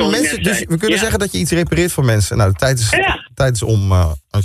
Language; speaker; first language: Dutch; native; Dutch